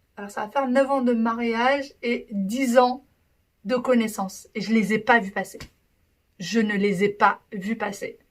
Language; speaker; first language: French; early bilingual, other home language; Arabic